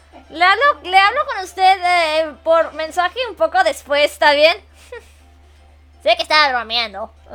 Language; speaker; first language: Spanish; non-native, learner; English